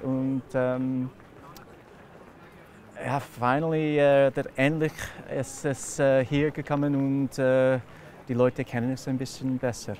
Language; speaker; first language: German; non-native, learner; English